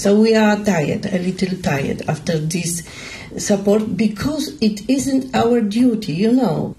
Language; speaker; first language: English; non-native, learner; Polish